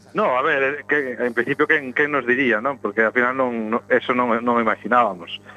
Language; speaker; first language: Galician; native; Galician